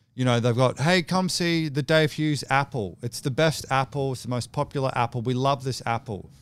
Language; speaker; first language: English; native; English